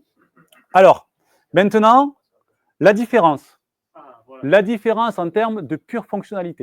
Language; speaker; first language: French; native; French